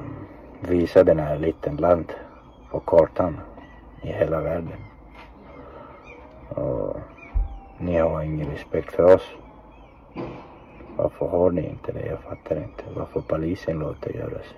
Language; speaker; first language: Swedish; non-native, fluent; Chechen